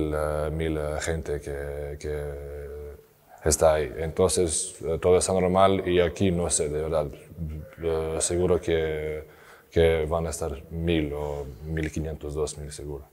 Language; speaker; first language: Spanish; non-native, learner; Serbian